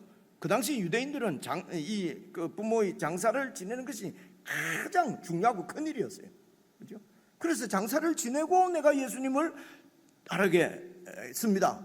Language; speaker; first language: Korean; native; Korean